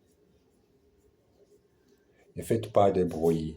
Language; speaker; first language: French; non-native, learner; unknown